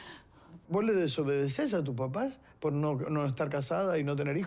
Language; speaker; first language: Spanish; native; Spanish